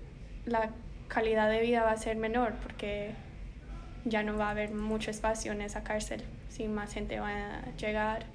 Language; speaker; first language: Spanish; early bilingual, heritage; Spanish